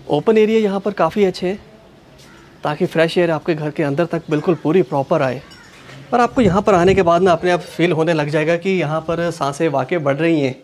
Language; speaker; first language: Hindi; native; Hindi